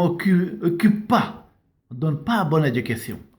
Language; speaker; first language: French; non-native, learner; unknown